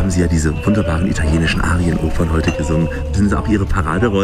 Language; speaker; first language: German; native; German